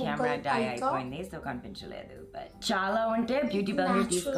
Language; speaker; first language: Telugu; early bilingual, heritage; Telugu